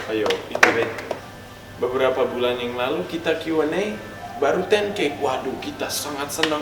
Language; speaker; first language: Indonesian; non-native, local second language; English